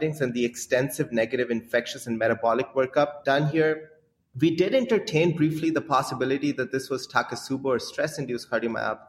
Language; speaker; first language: English; non-native, local second language; Hindi